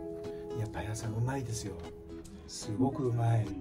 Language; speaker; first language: Japanese; native; Japanese